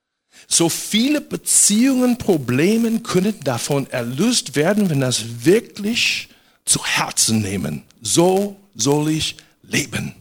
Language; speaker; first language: German; non-native, fluent; English